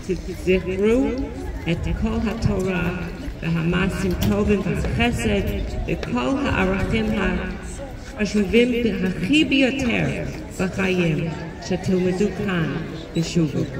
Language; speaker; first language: Hebrew; non-native, fluent; English